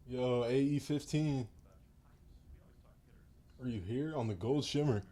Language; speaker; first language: English; native; English